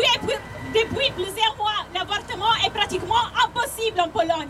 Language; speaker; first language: French; non-native, learner; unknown